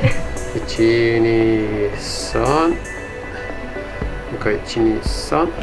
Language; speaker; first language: Japanese; non-native, fluent; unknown